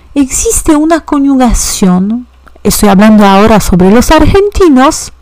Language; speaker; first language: Spanish; non-native, fluent; Polish